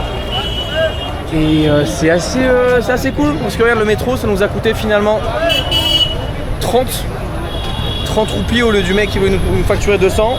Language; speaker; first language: French; native; French